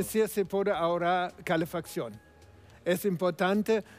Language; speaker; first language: Spanish; non-native, fluent; German